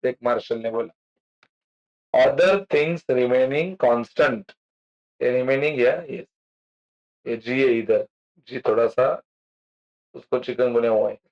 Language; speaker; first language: Hindi; non-native, local second language; Marathi